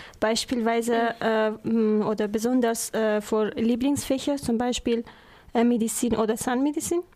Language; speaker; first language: German; non-native, learner; Persian